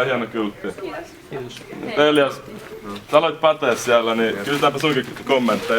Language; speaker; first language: Finnish; native; Finnish